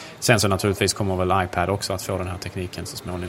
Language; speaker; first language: Swedish; native; Swedish